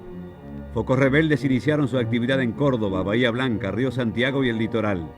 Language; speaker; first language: Spanish; native; Spanish